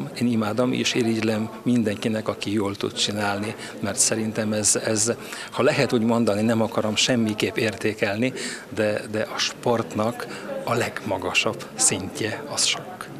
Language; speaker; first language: Hungarian; non-native, fluent; Polish